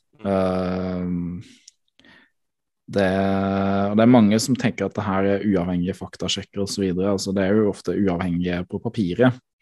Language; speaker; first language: Norwegian; native; Norwegian